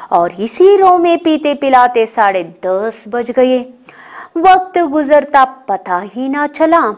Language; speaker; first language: Hindi; non-native, local second language; Kannada